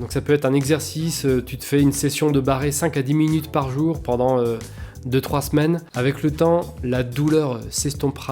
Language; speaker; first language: French; native; French